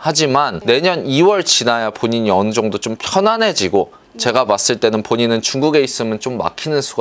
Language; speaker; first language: Korean; native; Korean